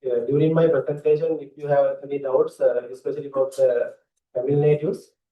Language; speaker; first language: English; non-native, local second language; Sinhala